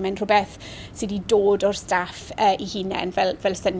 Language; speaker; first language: Welsh; native; Welsh